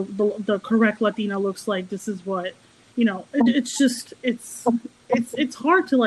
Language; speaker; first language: English; native; English